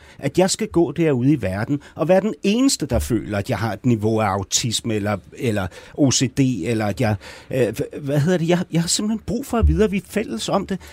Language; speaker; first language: Danish; native; Danish